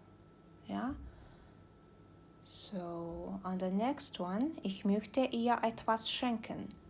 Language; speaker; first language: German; non-native, learner; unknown